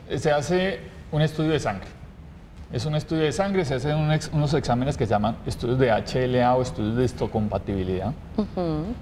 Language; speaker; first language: Spanish; native; Spanish